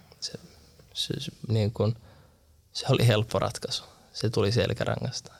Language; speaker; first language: Finnish; early bilingual, other home language; Arabic